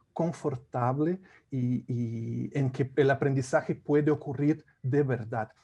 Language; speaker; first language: Spanish; non-native, fluent; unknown